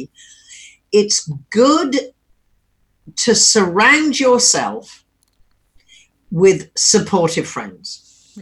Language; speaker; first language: English; native; English